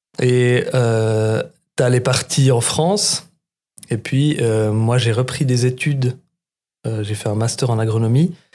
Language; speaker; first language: French; native; French